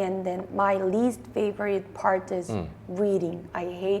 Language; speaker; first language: English; non-native, fluent; Korean